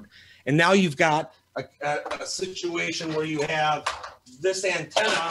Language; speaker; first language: English; native; English